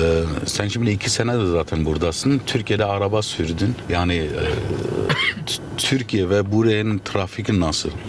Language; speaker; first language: Turkish; early bilingual, heritage; Turkish